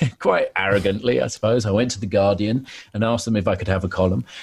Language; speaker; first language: English; native; English